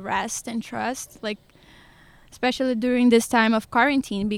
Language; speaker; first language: English; non-native, fluent; Portuguese